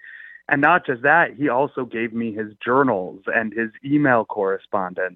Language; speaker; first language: English; native; English